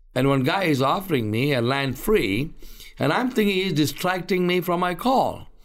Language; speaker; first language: English; non-native, local second language; Malayalam